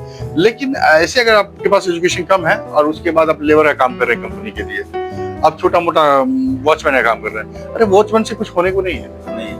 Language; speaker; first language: Hindi; native; Hindi